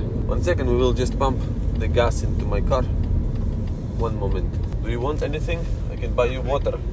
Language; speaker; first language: English; non-native, learner; Russian